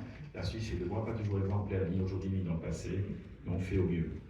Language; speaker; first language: French; native; French